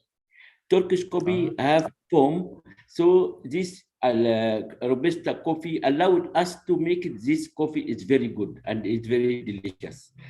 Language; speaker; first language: English; non-native, learner; Arabic